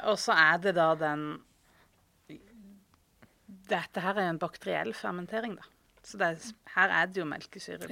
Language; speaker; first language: Norwegian; native; Norwegian